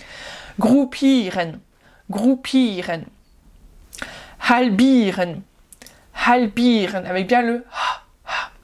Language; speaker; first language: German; non-native, fluent; French